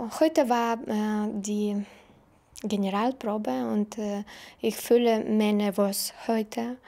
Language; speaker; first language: German; non-native, learner; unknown